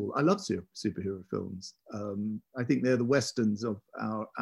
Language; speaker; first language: English; native; English